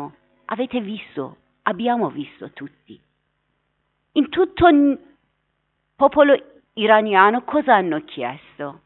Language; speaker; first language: Italian; non-native, fluent; Persian